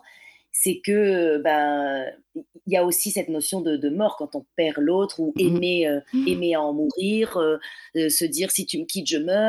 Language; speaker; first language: French; native; French